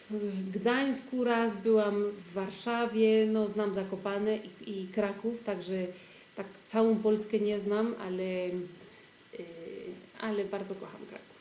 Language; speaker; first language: Polish; early bilingual, heritage; Polish